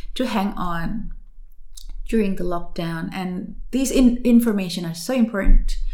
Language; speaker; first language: English; non-native, fluent; Indonesian